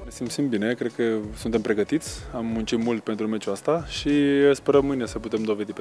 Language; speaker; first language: Romanian; non-native, fluent; Spanish